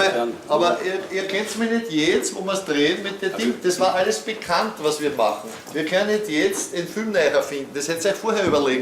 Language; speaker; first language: German; native; German